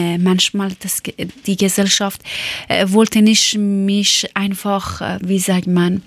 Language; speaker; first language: German; non-native, learner; Persian